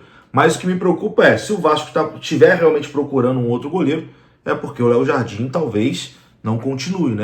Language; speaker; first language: Portuguese; native; Portuguese